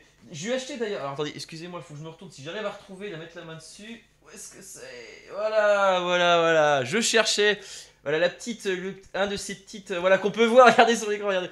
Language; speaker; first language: French; native; French